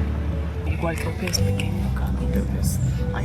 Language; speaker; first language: Spanish; non-native, fluent; Italian